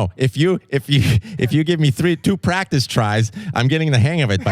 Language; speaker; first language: English; native; English